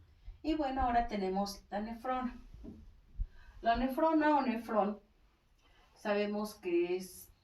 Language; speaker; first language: Spanish; native; Spanish